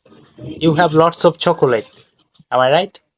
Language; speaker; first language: English; non-native, fluent; Bangla